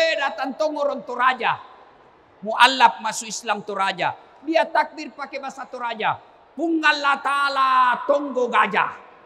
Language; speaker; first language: Indonesian; native; Indonesian